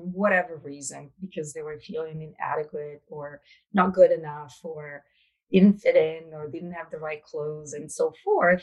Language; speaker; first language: English; non-native, fluent; Italian